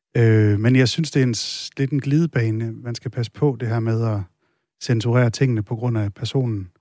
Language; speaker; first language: Danish; native; Danish